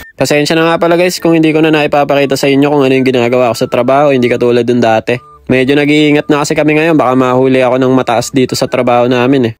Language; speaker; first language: Filipino; native; Filipino